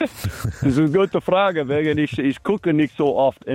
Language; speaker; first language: German; non-native, learner; English